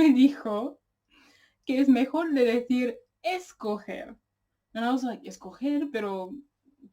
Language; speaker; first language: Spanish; non-native, learner; English